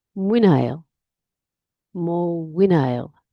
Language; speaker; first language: Irish; non-native, learner; English